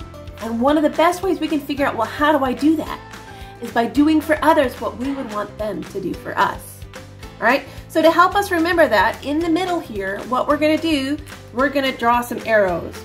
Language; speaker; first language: English; native; English